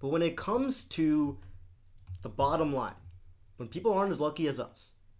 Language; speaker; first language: English; native; English